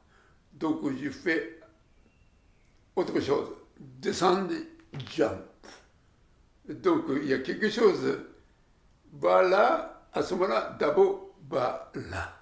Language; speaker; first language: French; non-native, learner; Japanese